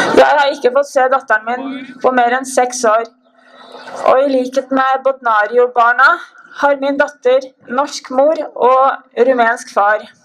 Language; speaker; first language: Norwegian; native; Norwegian